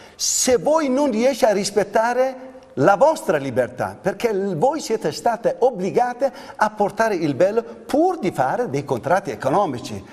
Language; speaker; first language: Italian; non-native, fluent; Persian